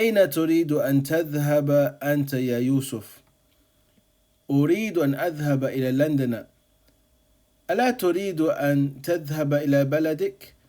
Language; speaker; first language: Arabic; non-native, fluent; English